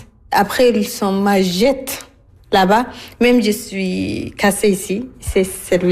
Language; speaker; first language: French; non-native, learner; Arabic